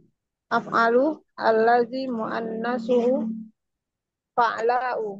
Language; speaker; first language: Arabic; non-native, learner; Indonesian